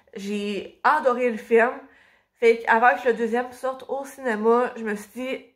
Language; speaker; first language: French; native; French